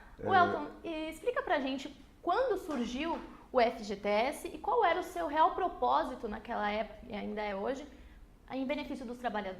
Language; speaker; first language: Portuguese; native; Portuguese